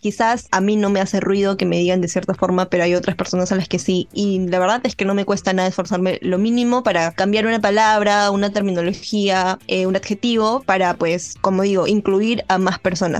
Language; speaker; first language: Spanish; native; Spanish